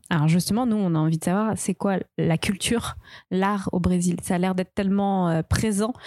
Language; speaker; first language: French; native; French